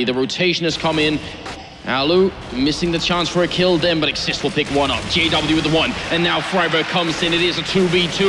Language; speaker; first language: English; non-native, fluent; Swedish